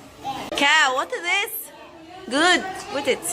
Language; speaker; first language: English; non-native, learner; Arabic